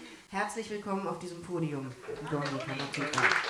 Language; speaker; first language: German; native; German